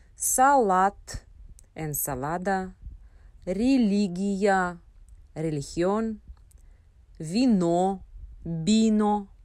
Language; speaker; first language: Spanish; non-native, fluent; Russian